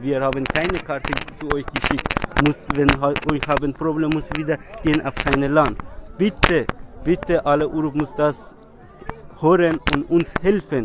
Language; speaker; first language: German; non-native, learner; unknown